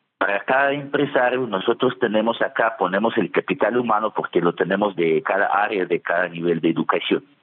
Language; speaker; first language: Spanish; non-native, fluent; Russian